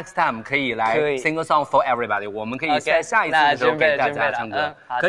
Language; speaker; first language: Chinese; native; Chinese